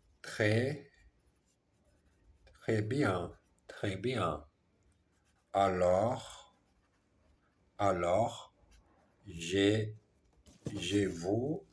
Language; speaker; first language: French; non-native, learner; Portuguese